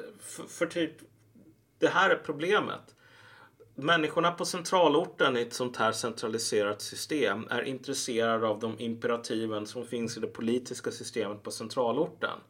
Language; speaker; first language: Swedish; native; Swedish